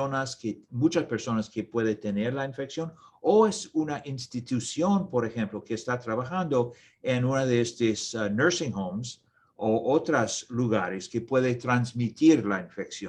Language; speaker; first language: Spanish; non-native, learner; English